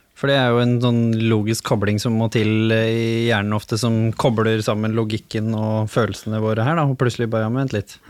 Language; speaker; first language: Norwegian; native; Norwegian